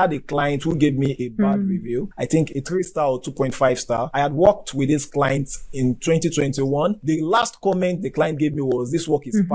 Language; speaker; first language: English; non-native, local second language; Yoruba